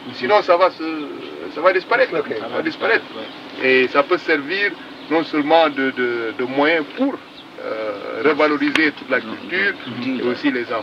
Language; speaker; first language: French; non-native, local second language; Wolof